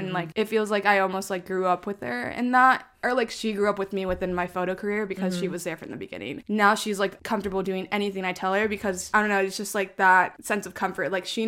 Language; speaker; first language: English; early bilingual, other home language; Spanish